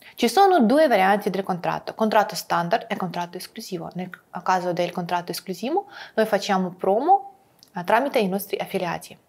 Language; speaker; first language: Italian; non-native, fluent; Russian